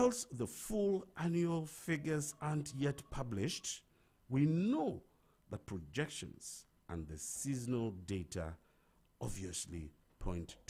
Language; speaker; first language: English; non-native, local second language; Akan